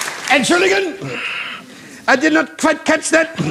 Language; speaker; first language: English; native; English